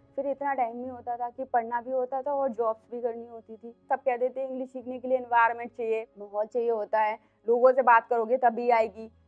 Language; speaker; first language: Hindi; native; Hindi